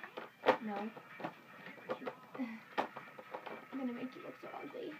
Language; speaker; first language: English; native; English